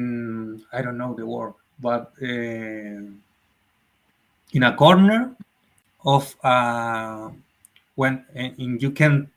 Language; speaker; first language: English; non-native, learner; Spanish